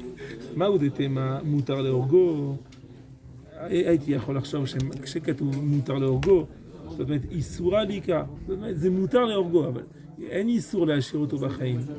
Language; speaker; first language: Hebrew; non-native, fluent; French